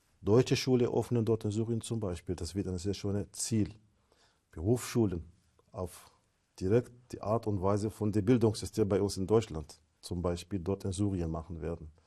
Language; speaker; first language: German; non-native, fluent; Arabic